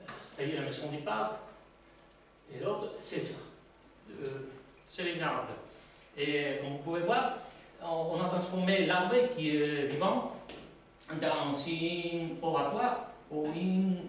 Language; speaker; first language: French; non-native, learner; Spanish